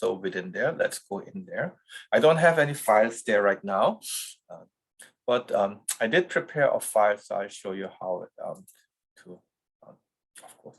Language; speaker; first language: English; non-native, fluent; Korean